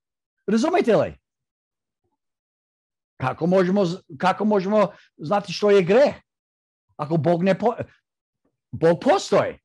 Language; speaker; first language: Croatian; early bilingual, heritage; Croatian